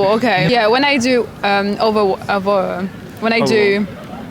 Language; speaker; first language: English; non-native, fluent; French